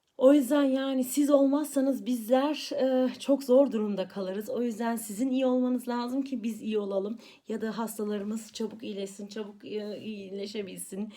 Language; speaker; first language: Turkish; early bilingual, heritage; Turkish